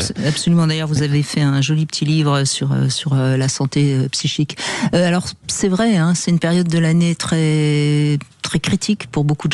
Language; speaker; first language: French; native; French